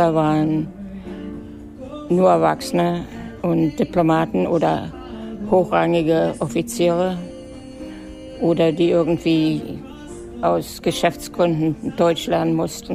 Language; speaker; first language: German; native; German